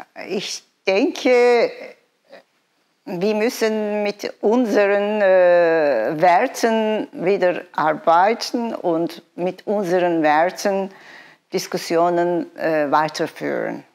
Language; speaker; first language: German; non-native, fluent; Turkish